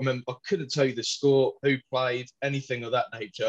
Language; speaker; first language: English; native; English